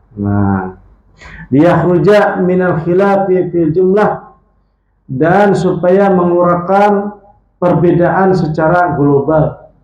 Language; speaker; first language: Indonesian; non-native, local second language; Banjar